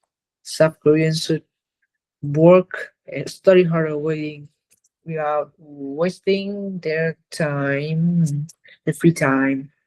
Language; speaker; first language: English; non-native, learner; Vietnamese